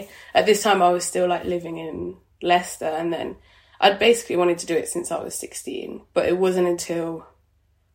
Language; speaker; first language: English; native; English